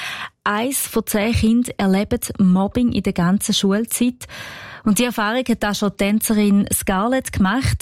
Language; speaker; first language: German; native; German